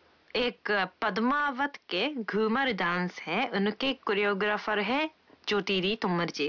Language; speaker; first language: Hindi; non-native, fluent; Japanese